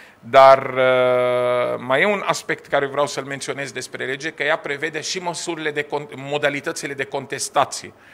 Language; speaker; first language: Romanian; non-native, fluent; Arabic